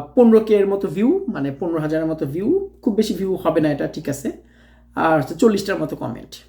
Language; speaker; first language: Bangla; native; Bangla